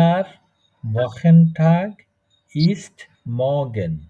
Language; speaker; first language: German; non-native, fluent; Bangla